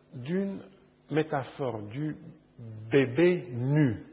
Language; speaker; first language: French; non-native, fluent; Romanian